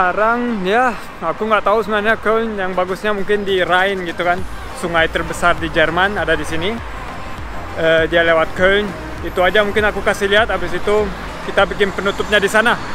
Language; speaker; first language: Indonesian; early bilingual, heritage; German